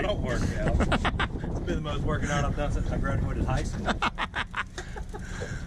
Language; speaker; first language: English; native; English